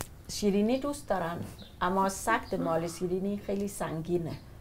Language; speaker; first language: Persian; non-native, learner; Danish